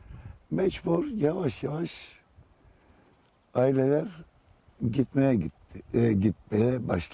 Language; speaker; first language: Turkish; non-native, local second language; Greek